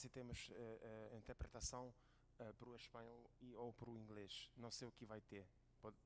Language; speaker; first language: Portuguese; non-native, fluent; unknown